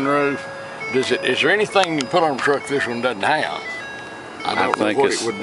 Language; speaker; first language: English; native; English